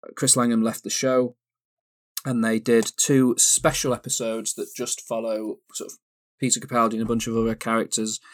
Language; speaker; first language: English; native; English